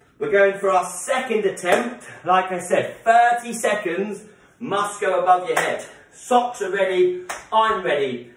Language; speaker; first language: English; native; English